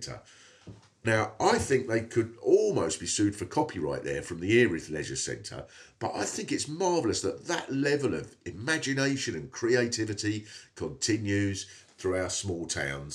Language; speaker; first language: English; native; English